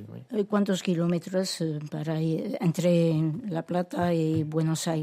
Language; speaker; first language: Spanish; non-native, fluent; French